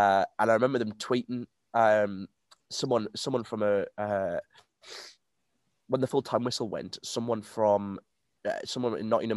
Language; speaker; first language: English; native; English